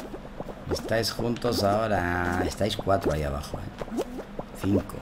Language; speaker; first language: Spanish; native; Spanish